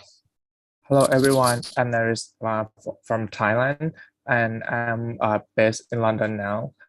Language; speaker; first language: English; non-native, fluent; Thai